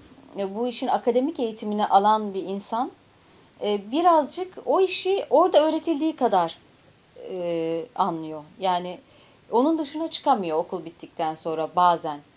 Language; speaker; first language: Turkish; native; Turkish